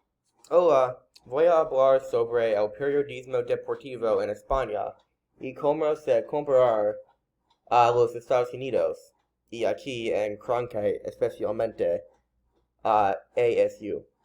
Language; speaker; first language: Spanish; non-native, learner; English